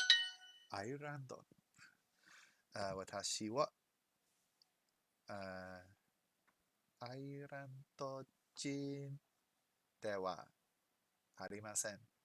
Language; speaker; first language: Japanese; non-native, learner; English